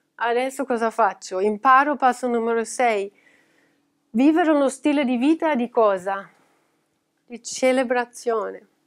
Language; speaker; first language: Italian; non-native, fluent; German